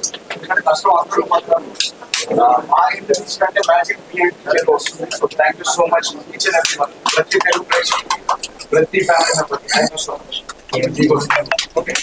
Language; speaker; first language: Telugu; native; Telugu